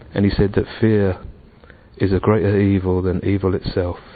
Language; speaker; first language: English; native; English